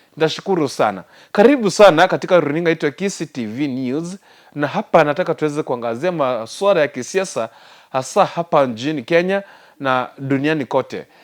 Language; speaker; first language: Swahili; non-native, local second language; Gusii